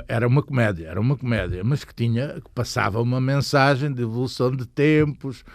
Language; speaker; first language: Portuguese; native; Portuguese